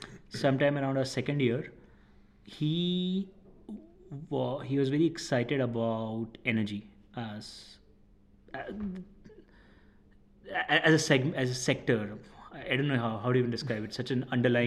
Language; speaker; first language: English; non-native, local second language; Hindi